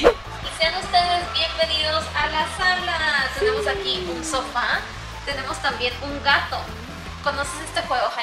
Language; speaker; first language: Spanish; native; Spanish